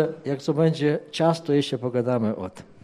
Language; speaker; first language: Polish; non-native, fluent; Ukrainian